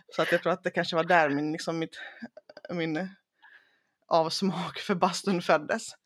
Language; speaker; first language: Swedish; early bilingual, other home language; Finnish